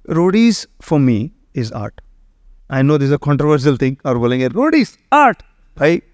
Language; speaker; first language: Hindi; native; Hindi